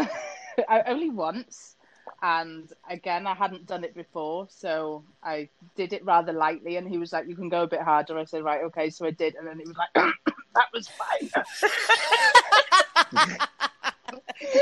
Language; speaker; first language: English; native; English